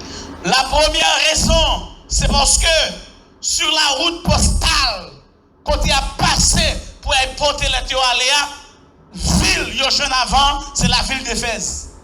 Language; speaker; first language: French; non-native, local second language; Haitian Creole